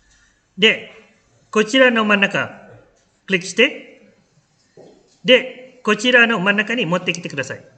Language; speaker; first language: Japanese; non-native, fluent; Malay